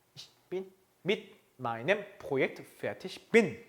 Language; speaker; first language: German; non-native, fluent; Korean